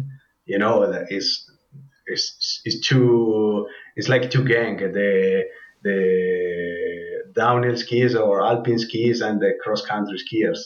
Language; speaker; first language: English; non-native, learner; Italian